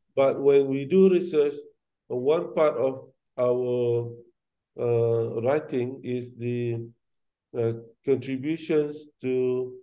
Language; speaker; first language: English; non-native, local second language; Malay